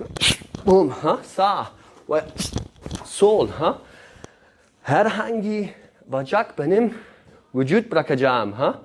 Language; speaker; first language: Turkish; non-native, learner; Polish